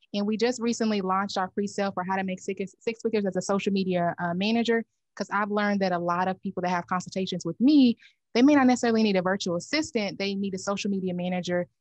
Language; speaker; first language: English; native; English